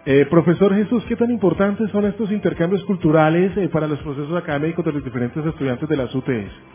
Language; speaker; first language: Spanish; native; Spanish